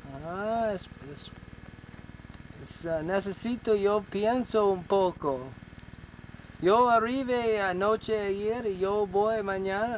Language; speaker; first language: Spanish; non-native, learner; English